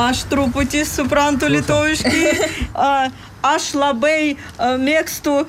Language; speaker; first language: Lithuanian; non-native, learner; Russian